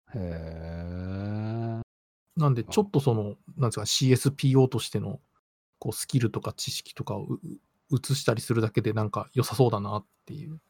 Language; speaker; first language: Japanese; native; Japanese